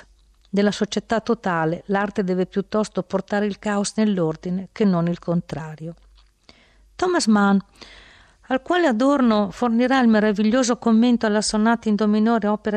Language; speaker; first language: Italian; native; Italian